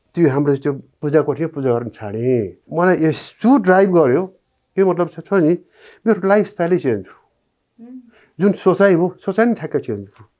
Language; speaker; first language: Nepali; non-native, local second language; Newari